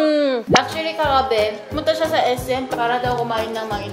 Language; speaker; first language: Filipino; non-native, fluent; Korean